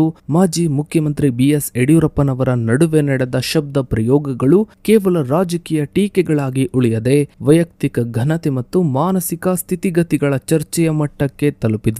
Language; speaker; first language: Kannada; native; Kannada